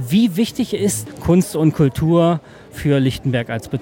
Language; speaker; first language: German; native; German